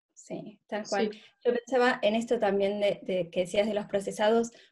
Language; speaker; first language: Spanish; native; Spanish